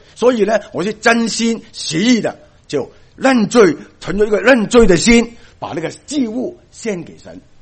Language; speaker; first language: Chinese; non-native, local second language; Cantonese